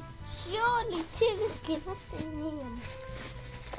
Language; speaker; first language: Spanish; native; Spanish